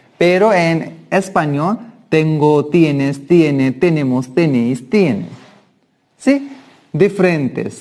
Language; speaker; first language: Spanish; non-native, fluent; Hindi